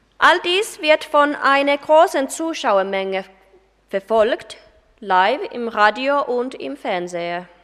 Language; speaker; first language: German; non-native, fluent; Finnish